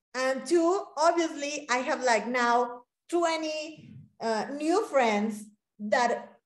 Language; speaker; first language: English; non-native, fluent; Spanish